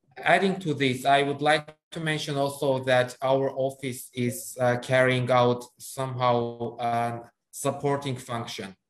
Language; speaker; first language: English; non-native, fluent; Armenian